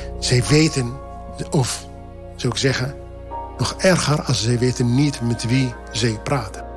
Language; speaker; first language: Dutch; non-native, fluent; Arabic